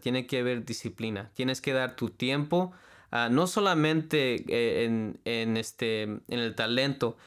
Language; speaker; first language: Spanish; early bilingual, heritage; Spanish